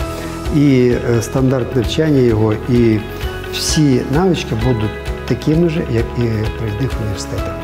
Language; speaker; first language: Ukrainian; non-native, local second language; Russian